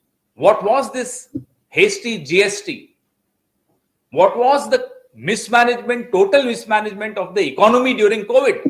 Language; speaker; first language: English; non-native, local second language; Hindi